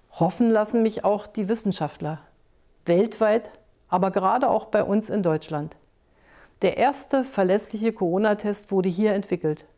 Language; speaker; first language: German; native; German